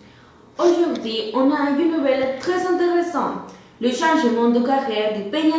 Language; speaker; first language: French; non-native, learner; Spanish